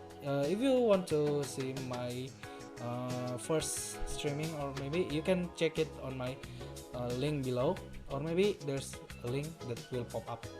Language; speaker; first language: English; non-native, learner; Indonesian